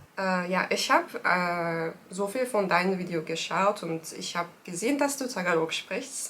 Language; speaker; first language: German; non-native, fluent; Turkish